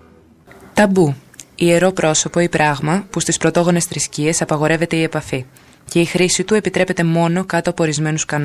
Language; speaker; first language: Greek; native; Greek